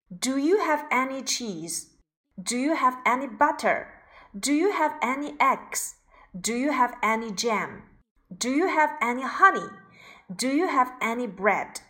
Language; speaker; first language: English; non-native, fluent; Chinese